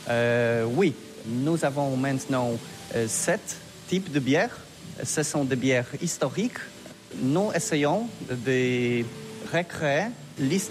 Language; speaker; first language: French; non-native, learner; Polish